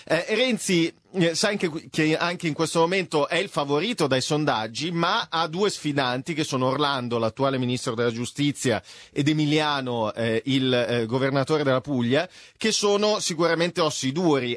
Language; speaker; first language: Italian; native; Italian